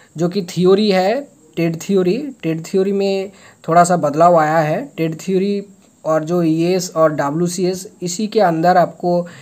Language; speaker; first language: Hindi; non-native, local second language; Bangla